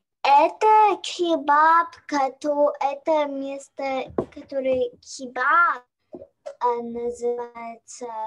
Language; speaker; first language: Russian; early bilingual, heritage; Russian